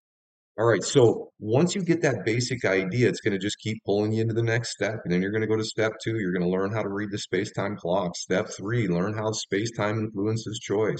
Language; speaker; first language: English; native; English